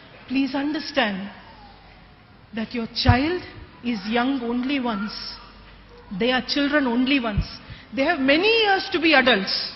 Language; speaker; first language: English; non-native, local second language; Tamil